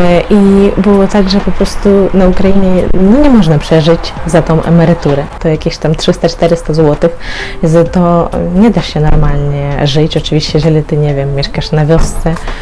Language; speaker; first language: Polish; non-native, fluent; Ukrainian